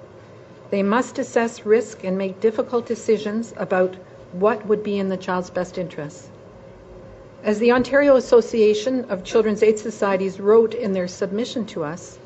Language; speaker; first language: English; native; English